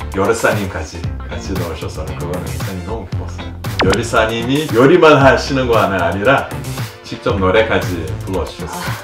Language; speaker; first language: Korean; non-native, fluent; Portuguese